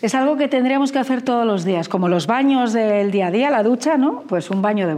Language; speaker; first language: Spanish; native; Spanish